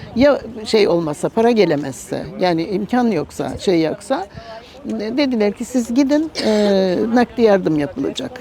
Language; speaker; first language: Turkish; native; Turkish